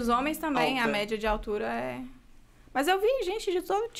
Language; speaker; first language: Portuguese; native; Portuguese